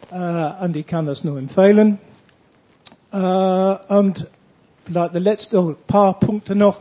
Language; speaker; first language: German; non-native, fluent; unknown